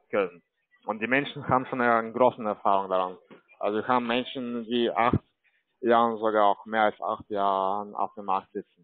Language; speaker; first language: German; non-native, learner; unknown